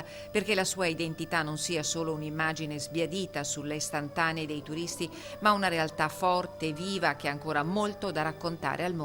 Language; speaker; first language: Italian; native; Italian